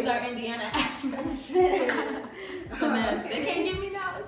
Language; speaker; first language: English; native; English